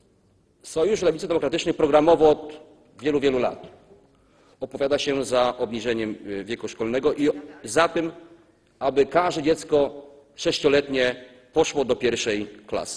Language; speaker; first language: Polish; native; Polish